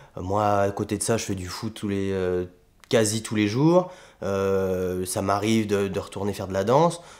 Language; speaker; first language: French; native; French